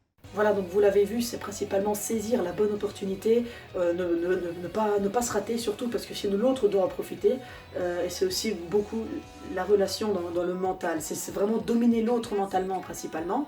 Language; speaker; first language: French; native; French